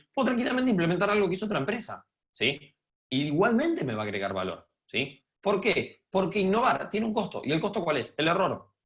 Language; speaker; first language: Spanish; native; Spanish